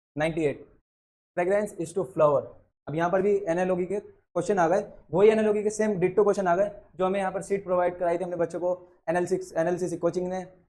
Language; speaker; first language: Hindi; native; Hindi